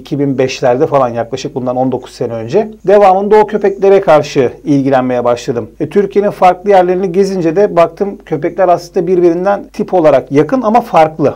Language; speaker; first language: Turkish; early bilingual, heritage; Turkish